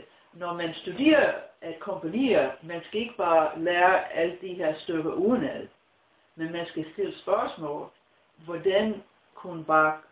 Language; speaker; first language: Danish; non-native, fluent; English